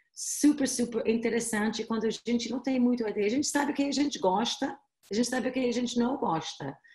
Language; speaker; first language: Portuguese; non-native, fluent; English